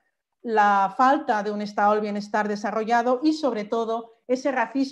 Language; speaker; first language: Spanish; native; Spanish